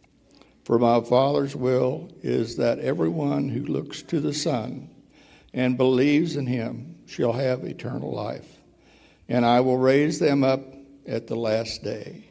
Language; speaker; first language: English; native; English